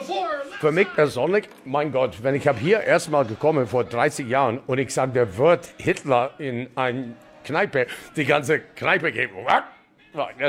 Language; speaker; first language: German; non-native, learner; English